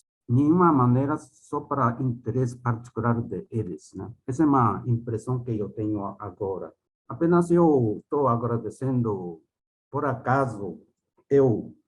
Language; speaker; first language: Portuguese; non-native, fluent; Japanese